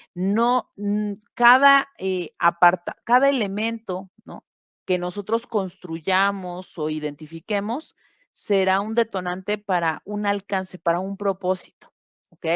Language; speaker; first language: Spanish; native; Spanish